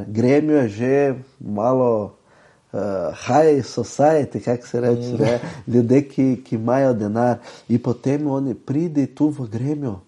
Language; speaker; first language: Slovenian; non-native, fluent; Portuguese